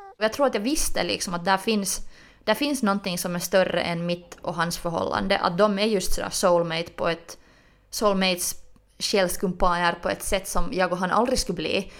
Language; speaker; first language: Swedish; native; Swedish